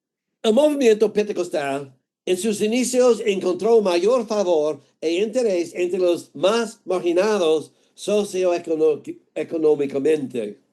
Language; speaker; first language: Spanish; non-native, fluent; English